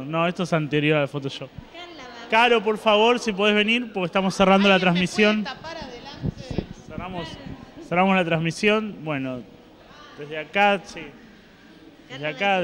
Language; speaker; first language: Spanish; native; Spanish